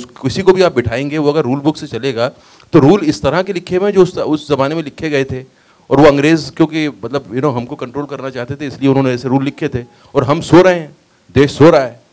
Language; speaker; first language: Hindi; native; Hindi